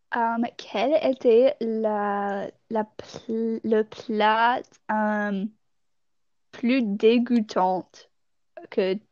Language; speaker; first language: French; non-native, learner; English